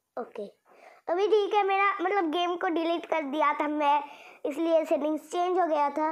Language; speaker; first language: Hindi; non-native, local second language; Bangla